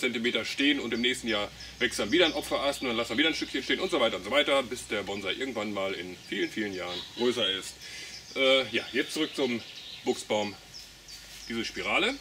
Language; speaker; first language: German; native; German